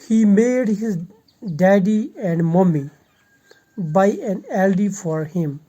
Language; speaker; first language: English; non-native, local second language; Urdu